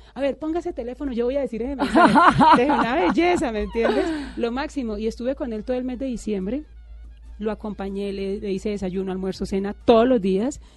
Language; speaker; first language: Spanish; native; Spanish